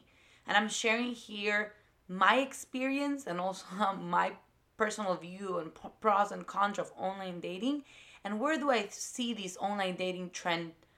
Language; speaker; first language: English; non-native, fluent; Spanish